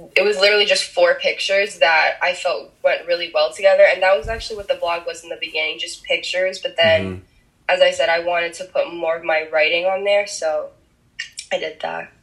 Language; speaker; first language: English; early bilingual, other home language; Spanish